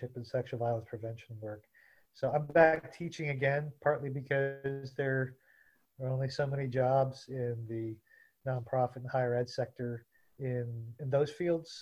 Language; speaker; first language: English; native; English